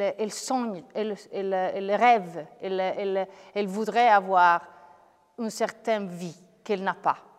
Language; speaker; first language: French; non-native, fluent; Italian